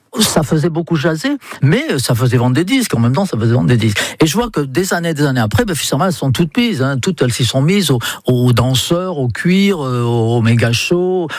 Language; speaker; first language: French; non-native, fluent; English